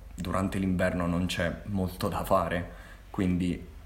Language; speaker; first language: Italian; native; Italian